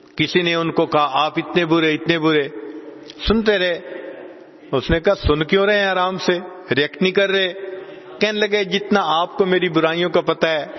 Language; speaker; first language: Urdu; non-native, local second language; Punjabi